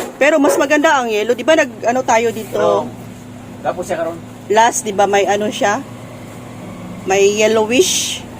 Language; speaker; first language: Filipino; non-native, local second language; Cebuano